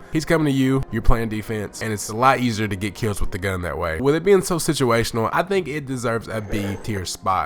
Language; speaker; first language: English; native; English